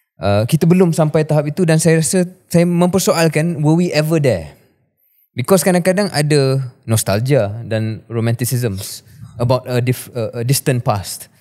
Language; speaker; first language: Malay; native; Malay